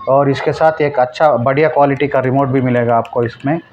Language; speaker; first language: Hindi; non-native, local second language; Telugu